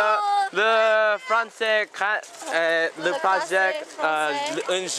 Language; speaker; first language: French; non-native, learner; English